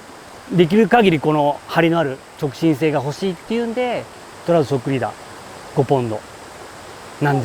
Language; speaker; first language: Japanese; native; Japanese